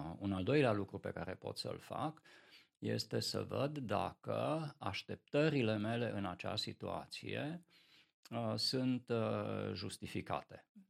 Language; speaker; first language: Romanian; non-native, local second language; Hungarian